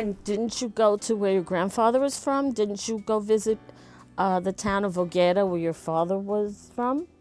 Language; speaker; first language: English; early bilingual, other home language; Italian